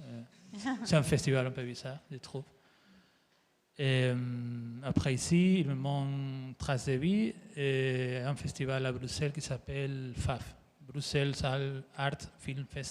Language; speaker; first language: French; non-native, fluent; Spanish